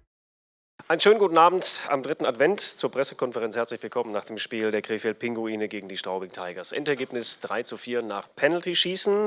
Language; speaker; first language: German; native; German